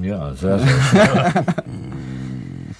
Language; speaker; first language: German; non-native, learner; English